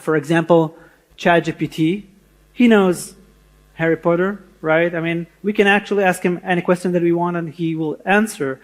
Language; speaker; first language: English; non-native, fluent; Hebrew